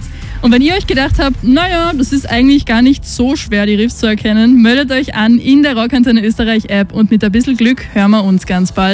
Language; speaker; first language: German; native; German